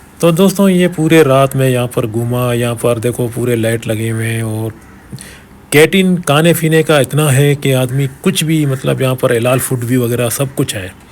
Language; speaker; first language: Urdu; non-native, local second language; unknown